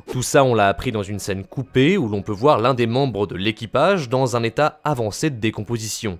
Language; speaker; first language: French; native; French